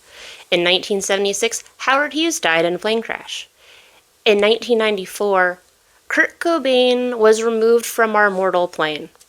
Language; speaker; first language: English; native; English